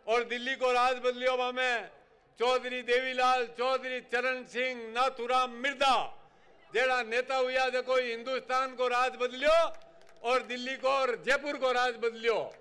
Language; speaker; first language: Hindi; native; Hindi